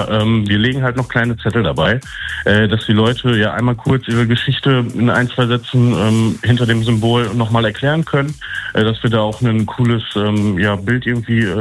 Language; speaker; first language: German; native; German